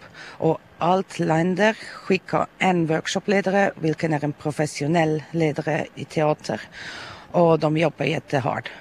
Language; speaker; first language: Swedish; non-native, learner; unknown